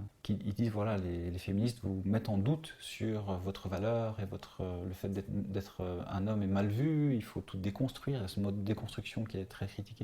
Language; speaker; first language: French; native; French